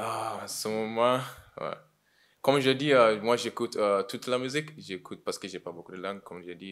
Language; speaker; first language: French; non-native, learner; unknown